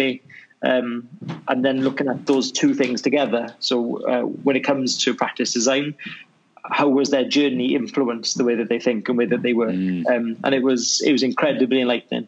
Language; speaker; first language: English; native; English